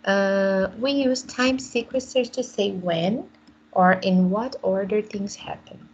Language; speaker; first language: English; non-native, fluent; Portuguese